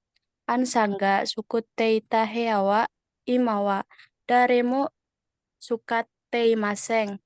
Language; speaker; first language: Japanese; non-native, learner; Indonesian